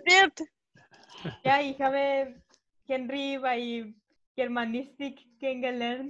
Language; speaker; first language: German; non-native, learner; Spanish